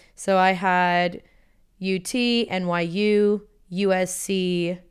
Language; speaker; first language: English; native; English